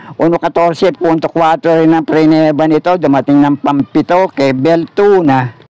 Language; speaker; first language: Filipino; native; Filipino